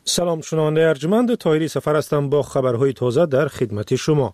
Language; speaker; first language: Persian; native; Persian